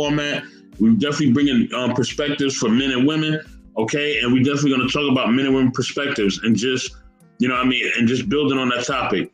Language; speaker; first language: English; native; English